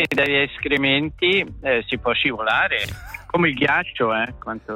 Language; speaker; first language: Italian; non-native, local second language; German